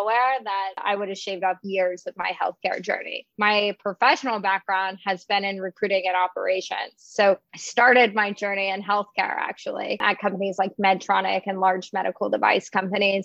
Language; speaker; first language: English; native; English